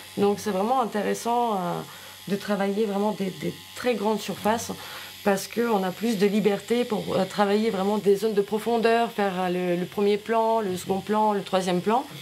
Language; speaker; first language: French; non-native, fluent; Russian